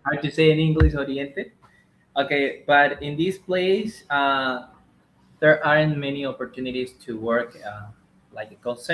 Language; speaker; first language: English; non-native, learner; Spanish